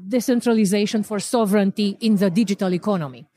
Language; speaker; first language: English; non-native, fluent; Romanian